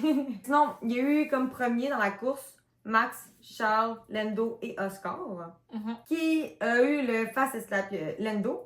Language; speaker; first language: French; native; French